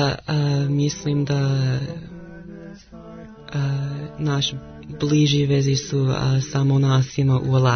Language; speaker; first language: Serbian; non-native, learner; English